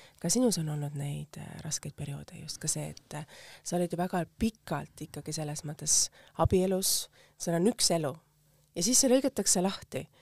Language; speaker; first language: Estonian; native; Estonian